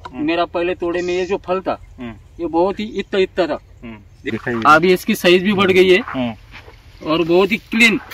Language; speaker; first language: Hindi; non-native, local second language; Marathi